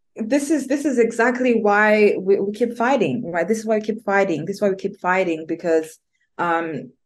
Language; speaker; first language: English; non-native, local second language; Kinyarwanda